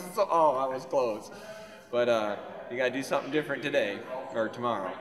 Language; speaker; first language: English; native; English